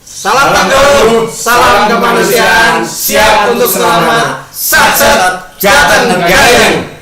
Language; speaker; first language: Indonesian; native; Indonesian